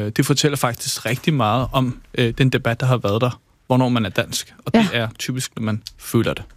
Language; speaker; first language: Danish; early bilingual, other home language; Kurdish